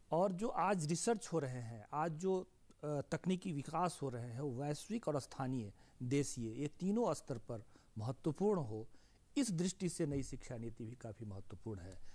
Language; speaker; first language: Hindi; native; Hindi